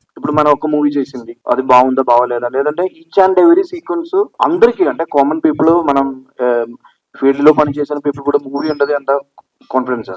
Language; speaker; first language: Telugu; non-native, learner; Malayalam